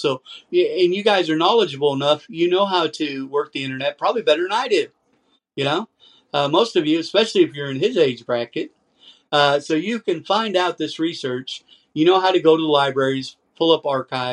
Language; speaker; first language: English; native; English